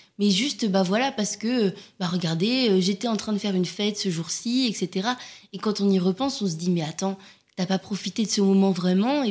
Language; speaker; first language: French; native; French